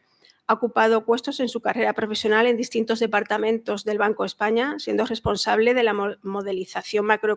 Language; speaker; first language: Spanish; native; Spanish